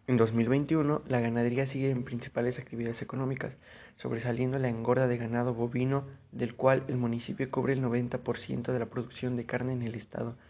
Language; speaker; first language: Spanish; native; Spanish